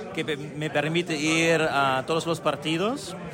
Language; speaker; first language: Spanish; non-native, fluent; German